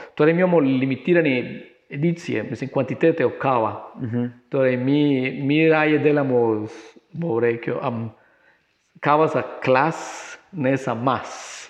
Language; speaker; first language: Slovenian; non-native, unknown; Spanish